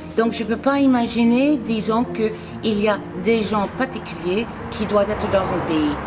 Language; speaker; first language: French; non-native, fluent; English